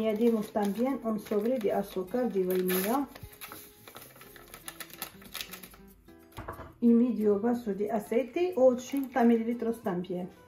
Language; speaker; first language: Spanish; non-native, fluent; Arabic